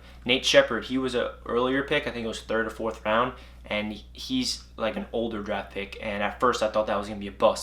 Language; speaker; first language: English; native; English